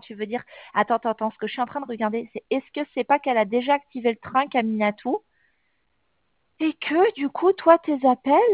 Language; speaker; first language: French; native; French